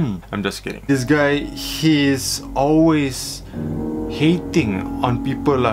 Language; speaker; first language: English; non-native, local second language; Malay